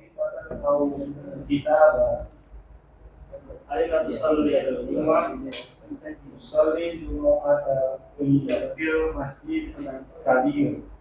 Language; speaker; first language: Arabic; non-native, learner; Indonesian